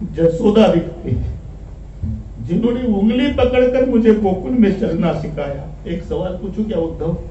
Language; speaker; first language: Hindi; non-native, local second language; Marathi